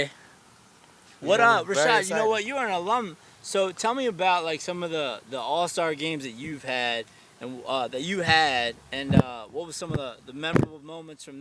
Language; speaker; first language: English; native; English